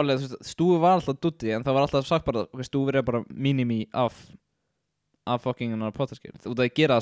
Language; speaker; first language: Icelandic; native; Icelandic